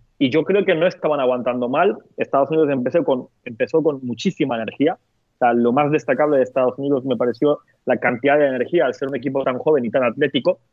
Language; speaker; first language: Spanish; non-native, fluent; Turkish